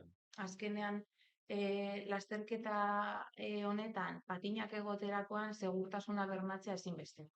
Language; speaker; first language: Basque; native; Basque